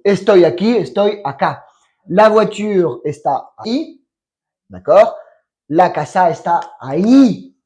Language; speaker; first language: Spanish; non-native, fluent; French